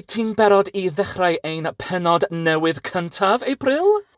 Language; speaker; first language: Welsh; non-native, learner; English